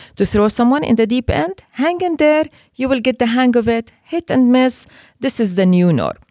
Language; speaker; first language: English; non-native, fluent; Arabic